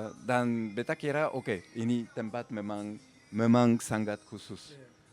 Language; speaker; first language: Indonesian; non-native, fluent; French